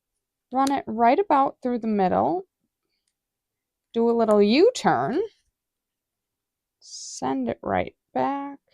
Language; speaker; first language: English; native; English